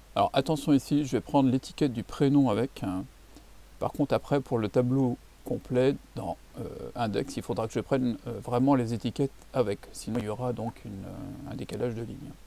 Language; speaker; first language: French; native; French